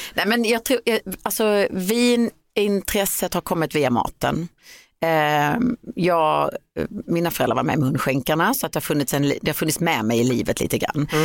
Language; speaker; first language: Swedish; native; Swedish